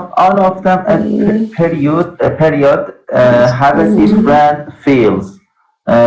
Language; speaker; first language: English; non-native, learner; Persian